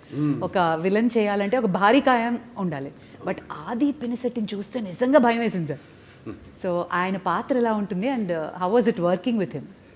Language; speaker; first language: Telugu; native; Telugu